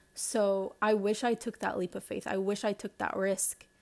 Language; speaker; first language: English; non-native, fluent; Arabic